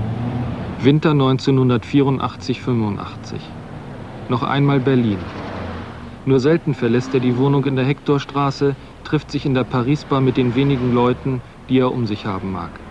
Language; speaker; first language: German; native; German